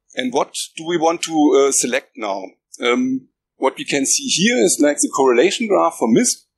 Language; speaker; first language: English; non-native, fluent; German